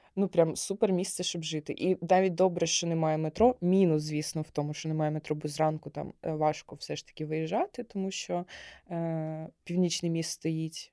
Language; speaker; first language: Ukrainian; non-native, local second language; Russian